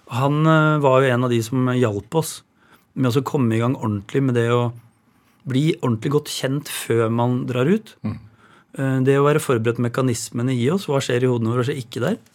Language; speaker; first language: Norwegian; native; Norwegian